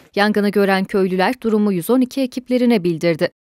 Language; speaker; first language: Turkish; native; Turkish